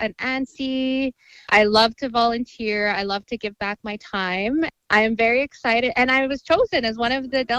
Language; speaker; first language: English; native; English